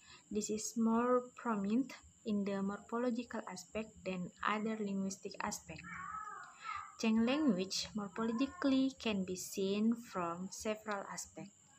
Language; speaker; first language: English; non-native, learner; Indonesian